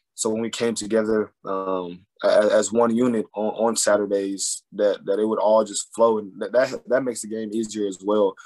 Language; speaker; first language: English; native; English